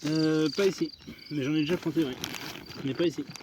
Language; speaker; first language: French; native; French